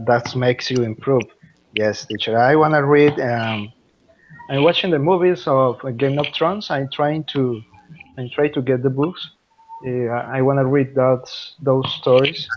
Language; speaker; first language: English; non-native, learner; Spanish